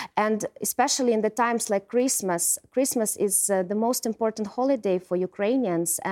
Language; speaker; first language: English; non-native, fluent; Ukrainian